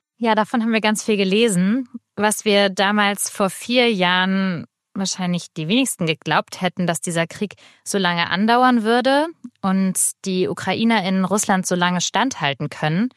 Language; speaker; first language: German; native; German